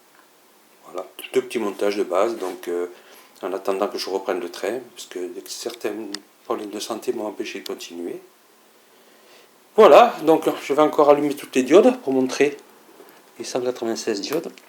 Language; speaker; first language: French; native; French